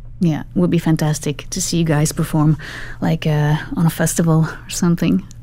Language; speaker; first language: English; non-native, fluent; Dutch